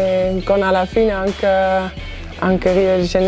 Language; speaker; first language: Italian; non-native, fluent; Dutch